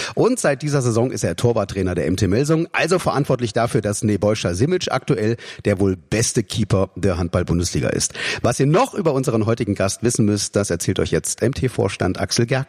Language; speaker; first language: German; native; German